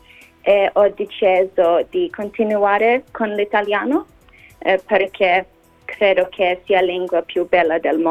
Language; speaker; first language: Italian; non-native, learner; English